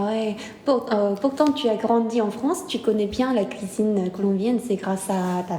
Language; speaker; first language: French; non-native, learner; Korean